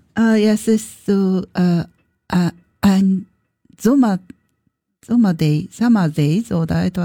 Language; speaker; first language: German; non-native, learner; Japanese